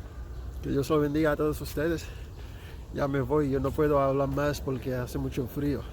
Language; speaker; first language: Spanish; non-native, fluent; Haitian Creole